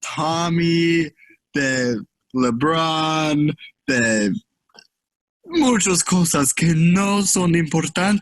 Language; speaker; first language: Spanish; non-native, learner; English